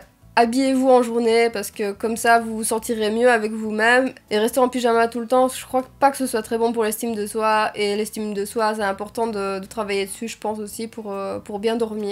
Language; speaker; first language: French; native; French